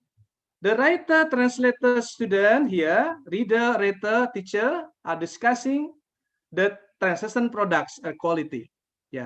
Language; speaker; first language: English; non-native, fluent; Indonesian